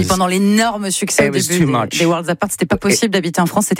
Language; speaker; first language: French; native; French